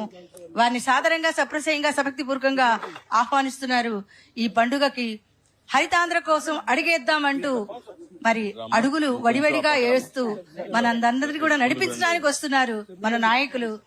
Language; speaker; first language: Telugu; native; Telugu